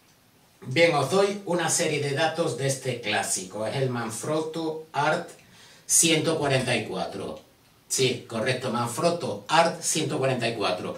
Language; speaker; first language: Spanish; native; Spanish